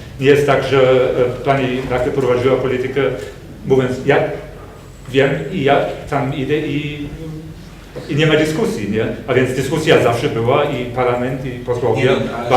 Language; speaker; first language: Polish; non-native, fluent; German